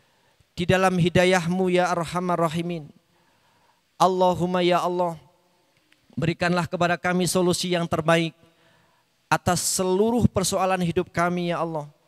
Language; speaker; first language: Indonesian; native; Indonesian